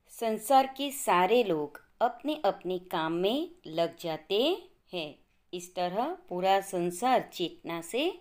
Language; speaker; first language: Hindi; non-native, local second language; Gujarati